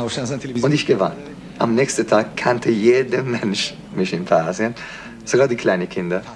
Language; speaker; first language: German; non-native, fluent; Persian